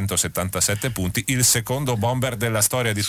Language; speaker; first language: Italian; native; Italian